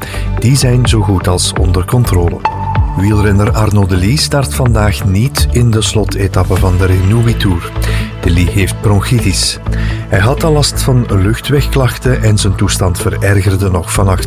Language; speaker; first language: Dutch; native; Dutch